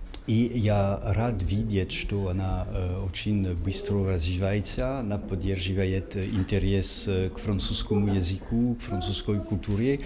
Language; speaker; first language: Russian; non-native, fluent; French